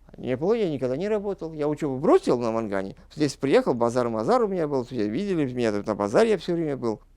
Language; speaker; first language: Russian; non-native, local second language; Crimean Tatar